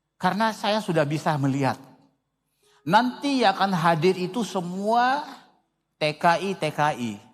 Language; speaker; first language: Indonesian; non-native, fluent; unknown